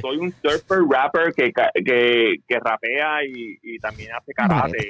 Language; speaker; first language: Spanish; native; Spanish